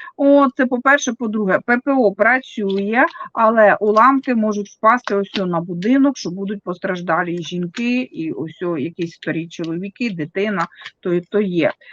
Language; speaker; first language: Ukrainian; native; Ukrainian